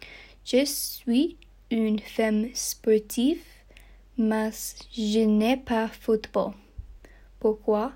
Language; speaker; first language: French; non-native, learner; English